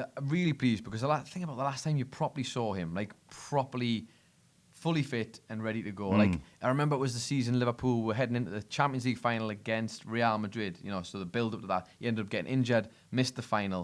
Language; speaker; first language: English; native; English